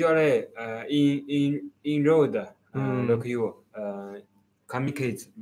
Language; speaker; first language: English; non-native, learner; Chinese